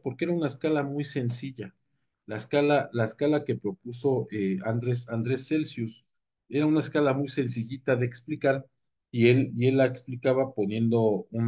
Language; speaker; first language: Spanish; native; Spanish